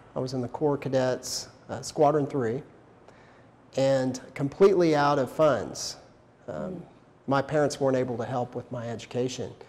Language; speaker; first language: English; native; English